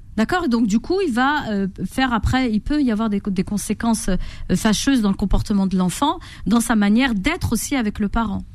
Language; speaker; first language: French; native; French